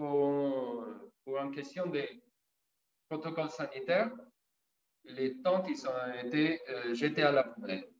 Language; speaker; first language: French; non-native, fluent; Italian